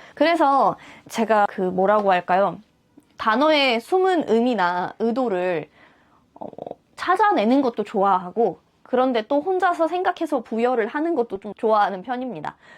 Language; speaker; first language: Korean; non-native, fluent; Russian